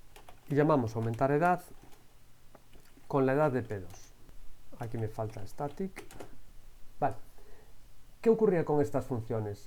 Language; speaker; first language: Spanish; native; Spanish